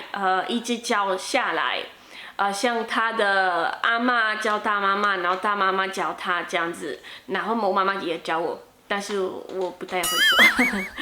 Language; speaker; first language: Chinese; non-native, fluent; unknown